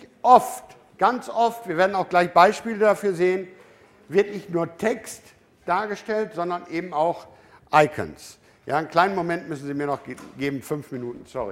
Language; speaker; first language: German; native; German